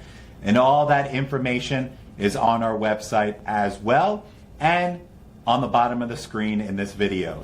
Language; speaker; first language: English; native; English